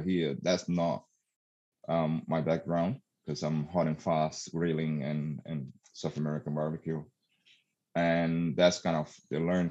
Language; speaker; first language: English; non-native, fluent; Portuguese